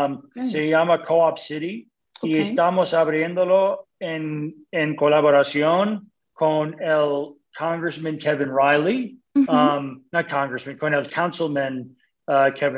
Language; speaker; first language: Spanish; early bilingual, other home language; English